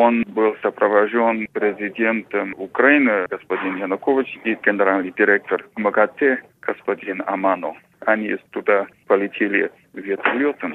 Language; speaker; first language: Russian; non-native, fluent; English